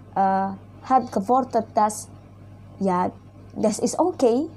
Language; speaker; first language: German; non-native, learner; Indonesian